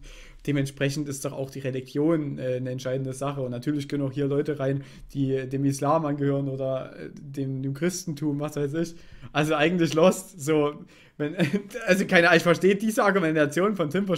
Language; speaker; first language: German; native; German